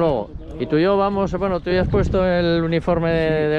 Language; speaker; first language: Spanish; native; Spanish